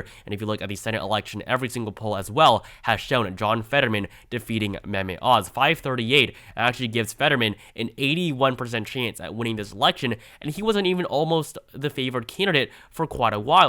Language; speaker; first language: English; native; English